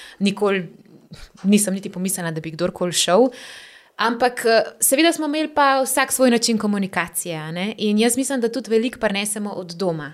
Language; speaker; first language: Slovenian; native; Slovenian